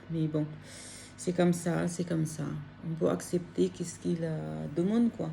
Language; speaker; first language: French; non-native, learner; Filipino